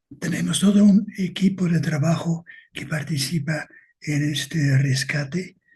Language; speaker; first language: Spanish; non-native, fluent; Dutch